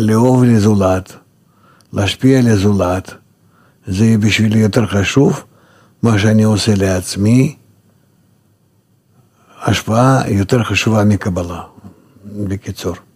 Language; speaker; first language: Hebrew; non-native, fluent; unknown